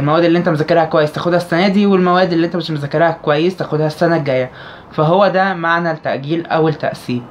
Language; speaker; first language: Arabic; native; Arabic